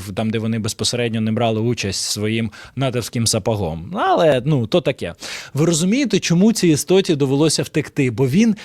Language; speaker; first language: Ukrainian; non-native, local second language; Russian